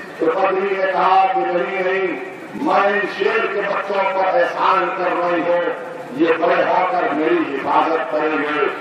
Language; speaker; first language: Urdu; native; Urdu